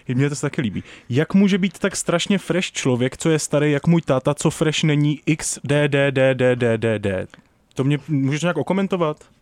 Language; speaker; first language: Czech; native; Czech